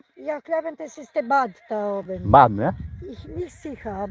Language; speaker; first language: German; non-native, learner; Serbian